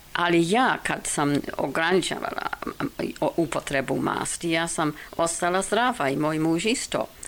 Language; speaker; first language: Serbian; non-native, fluent; English